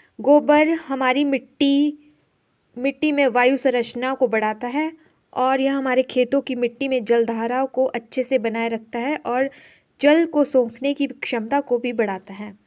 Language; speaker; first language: Hindi; native; Hindi